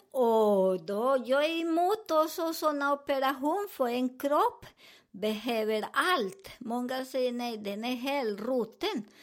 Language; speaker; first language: Swedish; non-native, learner; Spanish